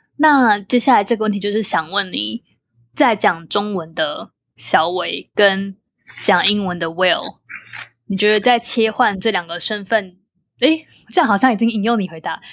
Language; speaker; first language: Chinese; native; Chinese